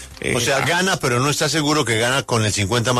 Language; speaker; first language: Spanish; native; Spanish